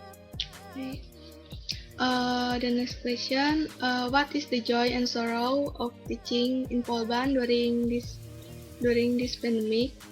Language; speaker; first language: English; non-native, learner; Indonesian